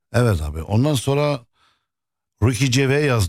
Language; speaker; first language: Turkish; early bilingual, heritage; Turkish